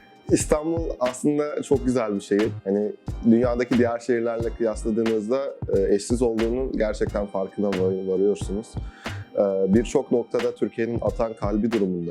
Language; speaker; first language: Turkish; native; Turkish